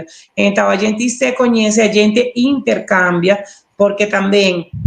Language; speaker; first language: Portuguese; non-native, learner; Spanish